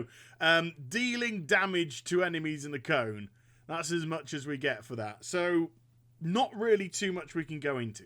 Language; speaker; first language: English; native; English